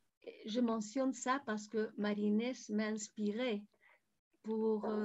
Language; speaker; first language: French; non-native, fluent; Spanish